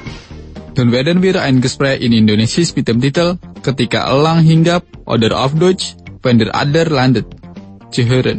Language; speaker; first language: German; non-native, fluent; Indonesian